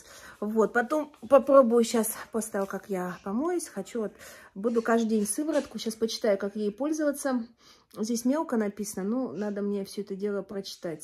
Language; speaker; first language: Russian; native; Russian